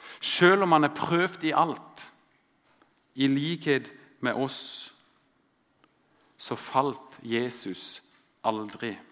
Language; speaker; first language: Norwegian; native; Norwegian